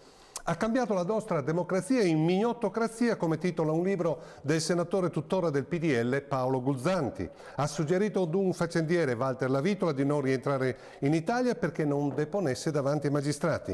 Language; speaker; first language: Italian; native; Italian